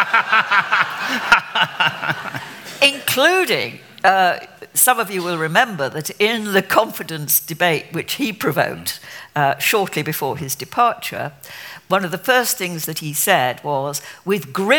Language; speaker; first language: English; native; English